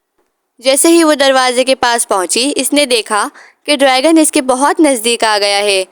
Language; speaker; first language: Urdu; native; Urdu